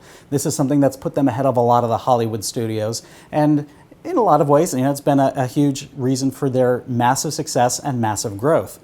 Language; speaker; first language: English; native; English